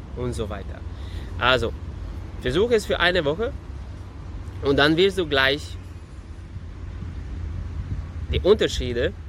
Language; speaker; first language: German; non-native, fluent; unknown